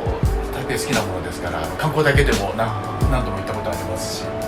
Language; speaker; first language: Japanese; native; Japanese